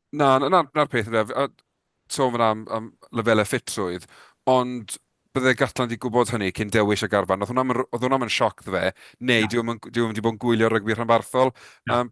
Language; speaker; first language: Welsh; native; Welsh